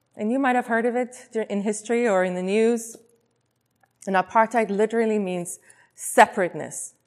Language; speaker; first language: English; non-native, local second language; Afrikaans